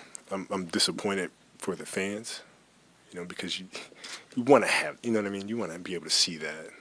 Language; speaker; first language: English; early bilingual, other home language; Italian